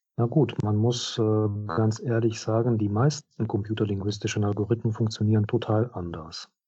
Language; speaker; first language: German; non-native, fluent; Russian